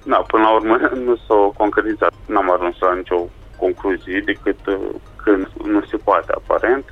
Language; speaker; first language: Romanian; native; Romanian